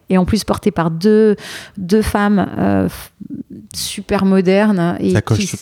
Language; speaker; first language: French; native; French